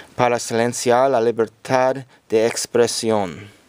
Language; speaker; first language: Spanish; non-native, learner; English